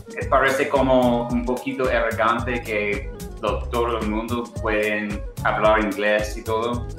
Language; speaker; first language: Spanish; non-native, learner; English